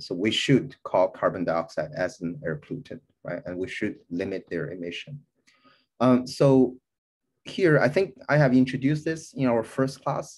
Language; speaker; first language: English; non-native, fluent; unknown